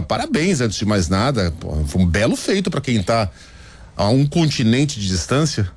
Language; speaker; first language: Portuguese; native; Portuguese